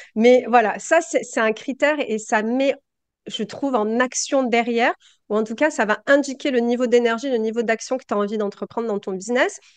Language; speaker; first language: French; native; French